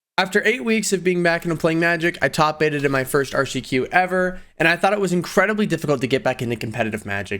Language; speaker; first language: English; native; English